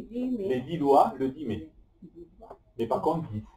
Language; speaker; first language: French; native; French